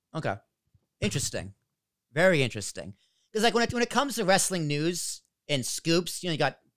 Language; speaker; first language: English; native; English